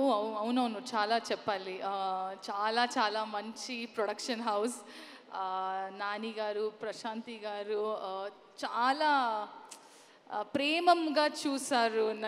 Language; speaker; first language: Telugu; non-native, local second language; Kannada